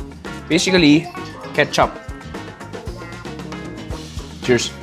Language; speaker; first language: English; non-native, local second language; Filipino